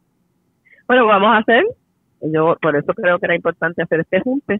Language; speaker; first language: Spanish; native; Spanish